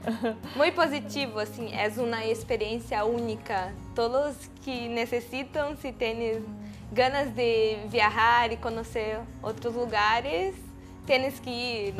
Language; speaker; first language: Spanish; non-native, learner; Portuguese